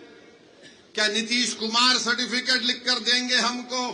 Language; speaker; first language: Urdu; native; Urdu